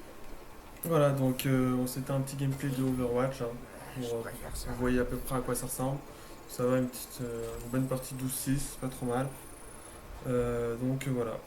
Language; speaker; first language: French; native; French